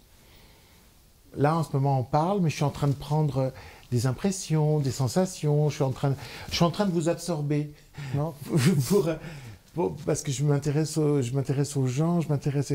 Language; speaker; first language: French; native; French